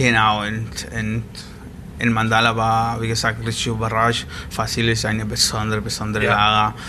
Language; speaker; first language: German; non-native, learner; Spanish